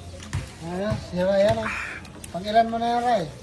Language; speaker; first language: Filipino; native; Filipino